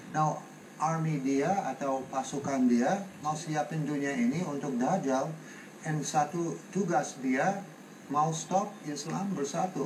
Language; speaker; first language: Indonesian; non-native, fluent; English